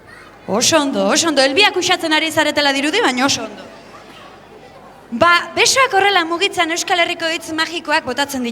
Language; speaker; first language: Basque; native; Basque